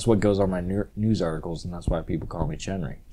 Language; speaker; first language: English; native; English